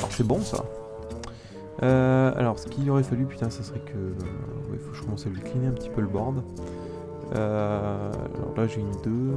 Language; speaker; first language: French; native; French